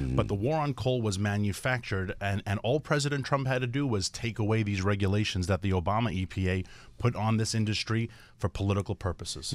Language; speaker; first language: English; native; English